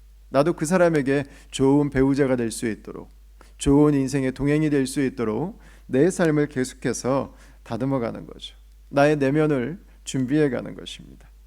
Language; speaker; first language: Korean; native; Korean